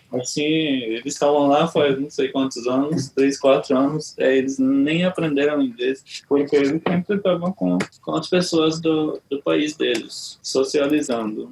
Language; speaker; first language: Portuguese; non-native, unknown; Hungarian